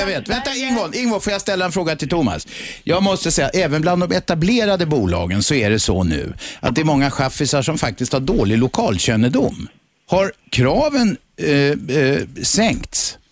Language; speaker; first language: Swedish; native; Swedish